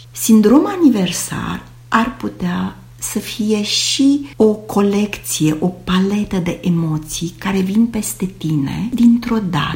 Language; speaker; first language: Romanian; native; Romanian